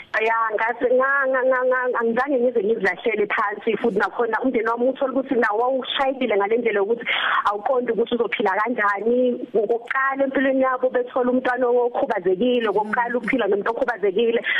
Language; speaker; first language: Zulu; native; Zulu